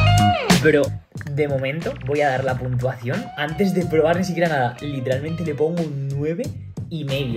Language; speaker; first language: Spanish; native; Spanish